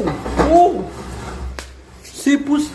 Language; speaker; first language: English; non-native, learner; Hindi